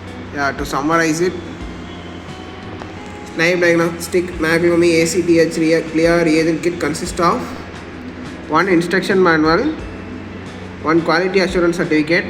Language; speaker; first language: English; non-native, local second language; Tamil